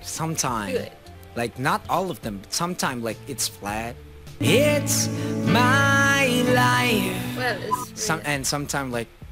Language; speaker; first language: English; non-native, learner; Indonesian